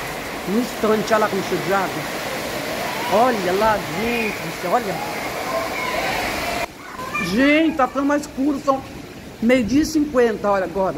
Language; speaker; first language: Portuguese; native; Portuguese